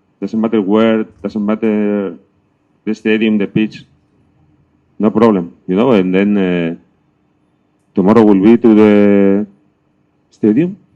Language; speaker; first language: English; non-native, learner; Spanish